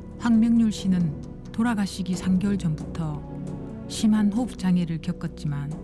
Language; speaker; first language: Korean; native; Korean